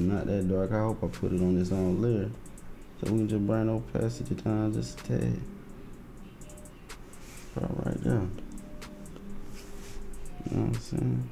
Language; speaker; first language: English; native; English